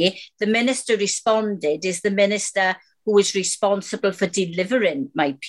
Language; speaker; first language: English; native; English